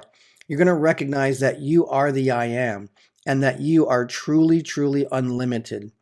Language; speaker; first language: English; native; English